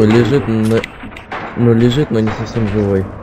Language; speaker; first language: Russian; native; Russian